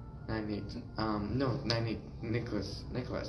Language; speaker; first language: German; non-native, learner; English